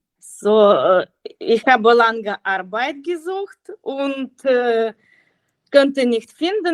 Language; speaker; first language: German; non-native, learner; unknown